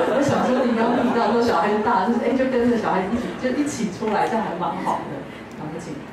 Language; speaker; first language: Chinese; native; Chinese